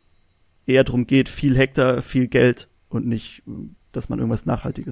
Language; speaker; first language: German; native; German